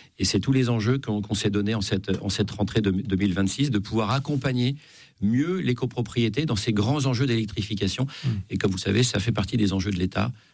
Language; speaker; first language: French; native; French